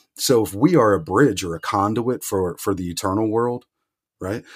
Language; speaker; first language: English; native; English